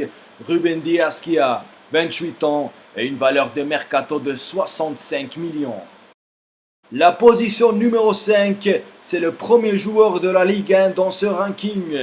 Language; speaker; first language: French; non-native, fluent; Spanish